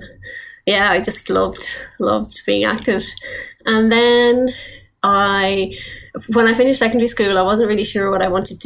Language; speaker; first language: English; native; English